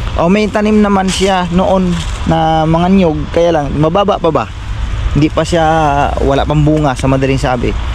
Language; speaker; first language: Filipino; non-native, local second language; Cebuano